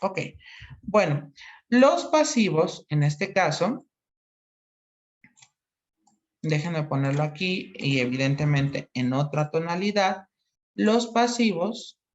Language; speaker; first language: Spanish; native; Spanish